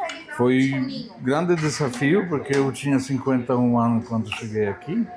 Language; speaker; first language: Portuguese; non-native, learner; Polish